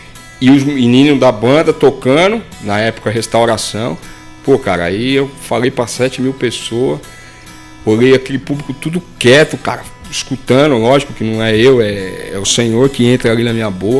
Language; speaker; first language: Portuguese; native; Portuguese